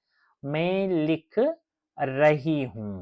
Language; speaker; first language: Hindi; non-native, local second language; Telugu